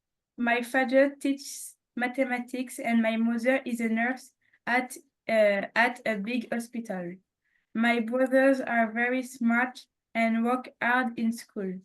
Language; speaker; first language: English; non-native, learner; French